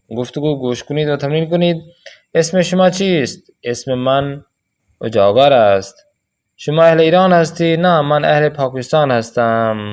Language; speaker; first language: Persian; non-native, fluent; Urdu